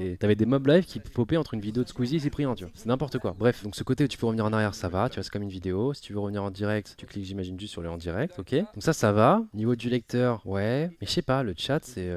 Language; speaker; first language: French; native; French